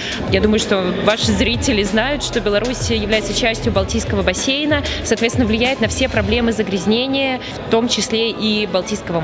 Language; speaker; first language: Russian; native; Russian